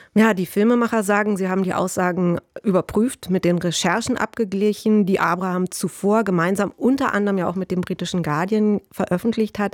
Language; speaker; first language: German; native; German